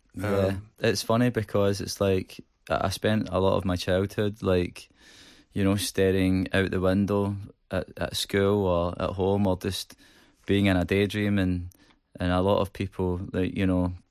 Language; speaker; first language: English; native; English